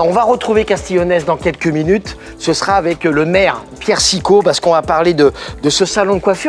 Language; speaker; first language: French; native; French